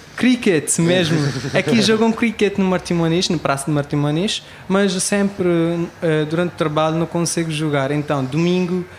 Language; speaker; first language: Portuguese; non-native, learner; Hindi